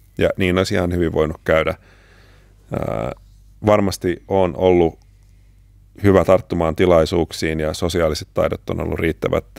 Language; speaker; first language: Finnish; native; Finnish